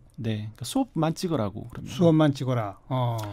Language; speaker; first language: Korean; native; Korean